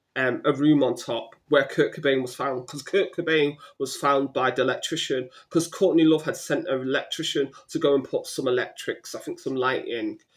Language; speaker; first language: English; native; English